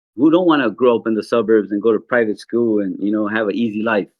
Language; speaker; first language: English; native; English